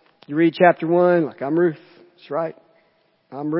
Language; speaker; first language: English; native; English